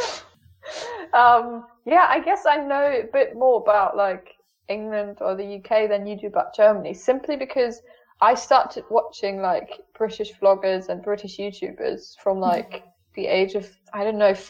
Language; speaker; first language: English; non-native, fluent; German